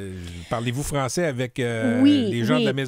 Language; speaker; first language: French; native; French